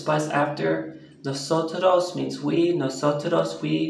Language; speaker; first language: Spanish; non-native, learner; English